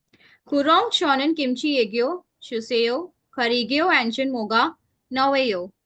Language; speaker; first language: Korean; non-native, learner; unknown